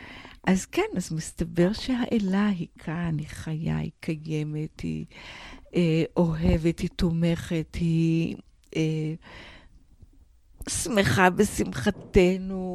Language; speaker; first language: Hebrew; non-native, fluent; English